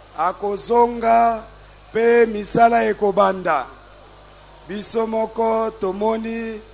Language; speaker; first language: Lingala; native; Lingala